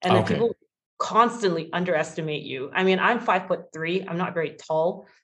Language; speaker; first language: English; native; English